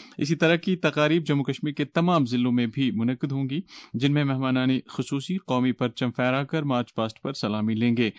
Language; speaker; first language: Urdu; non-native, local second language; Kashmiri